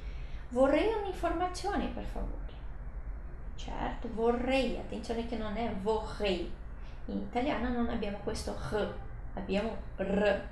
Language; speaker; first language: Italian; non-native, fluent; Portuguese